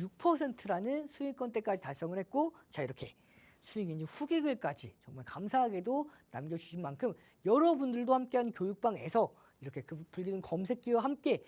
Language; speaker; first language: Korean; native; Korean